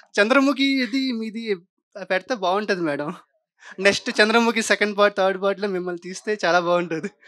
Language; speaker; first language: Telugu; native; Telugu